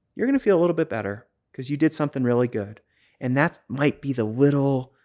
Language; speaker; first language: English; native; English